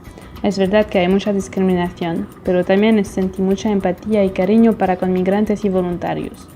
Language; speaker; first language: Spanish; non-native, fluent; Portuguese